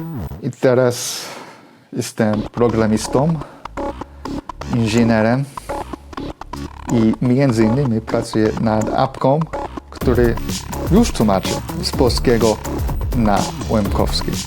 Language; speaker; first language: Polish; non-native, fluent; English